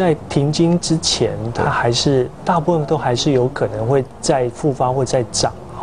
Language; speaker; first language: Chinese; native; Chinese